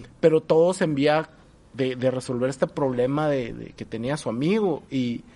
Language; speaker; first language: Spanish; native; Spanish